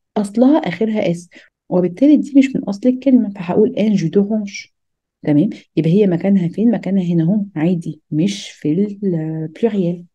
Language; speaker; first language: Arabic; native; Arabic